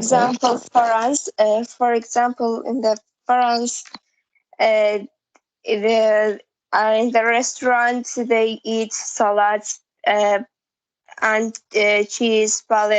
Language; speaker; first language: English; non-native, learner; Central Kurdish